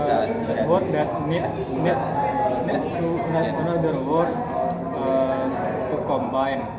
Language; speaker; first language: English; non-native, learner; Indonesian